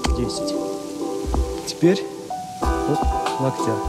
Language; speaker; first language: Russian; native; Russian